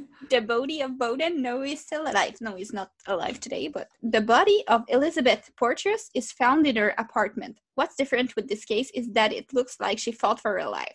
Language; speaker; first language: English; non-native, fluent; French